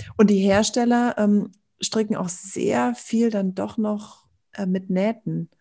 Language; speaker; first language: German; native; German